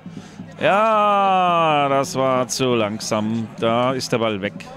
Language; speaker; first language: German; native; German